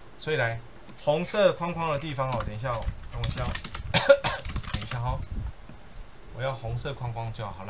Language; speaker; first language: Chinese; native; Chinese